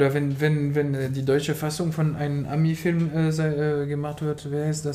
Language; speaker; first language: German; non-native, fluent; French